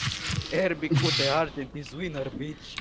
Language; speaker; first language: English; non-native, learner; Romanian